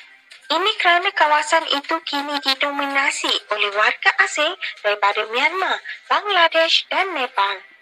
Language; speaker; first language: Malay; native; Malay